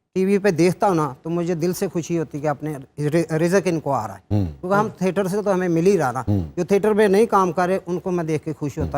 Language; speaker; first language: Urdu; non-native, local second language; Punjabi